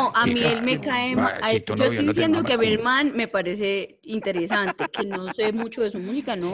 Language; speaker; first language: Spanish; native; Spanish